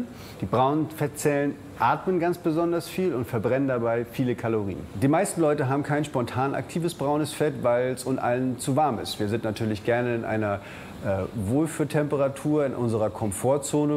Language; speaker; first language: German; native; German